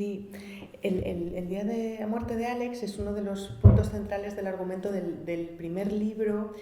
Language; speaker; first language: Spanish; native; Spanish